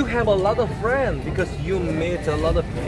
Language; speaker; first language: English; non-native, learner; Korean